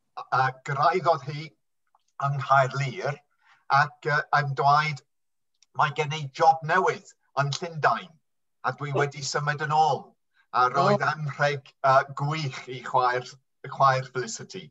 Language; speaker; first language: Welsh; non-native, fluent; English